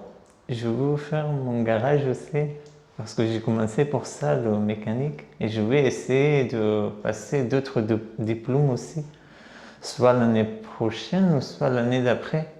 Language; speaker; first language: French; non-native, learner; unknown